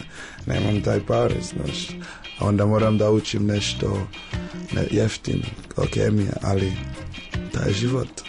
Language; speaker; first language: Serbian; non-native, learner; English